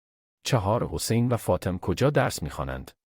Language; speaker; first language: Persian; non-native, fluent; Urdu